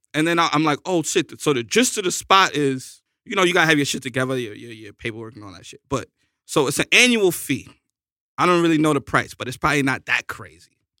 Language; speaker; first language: English; native; English